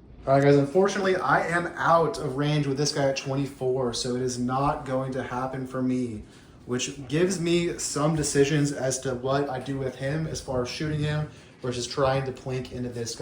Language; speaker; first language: English; native; English